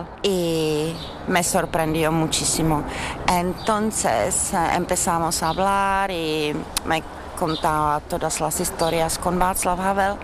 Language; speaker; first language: Spanish; non-native, fluent; Czech